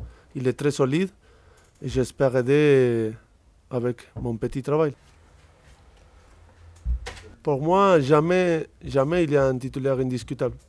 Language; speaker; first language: French; non-native, fluent; Spanish